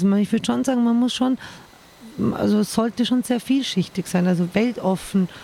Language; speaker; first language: German; early bilingual, other home language; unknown